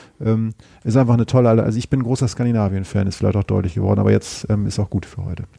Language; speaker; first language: German; native; German